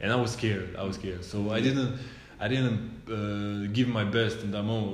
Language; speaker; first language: English; non-native, learner; Serbian